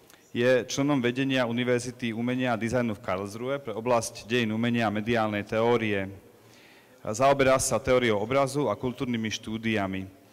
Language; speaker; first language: Slovak; native; Slovak